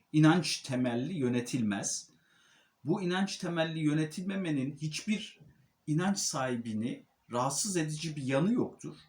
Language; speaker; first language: Turkish; native; Turkish